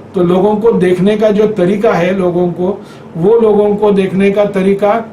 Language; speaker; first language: Hindi; non-native, local second language; Marathi